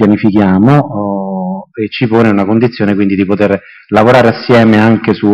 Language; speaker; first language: Italian; native; Italian